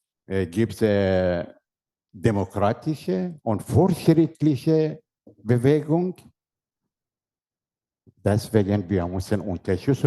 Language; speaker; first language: German; non-native, learner; Persian